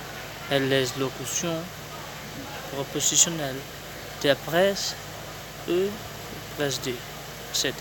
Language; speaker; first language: French; non-native, learner; Spanish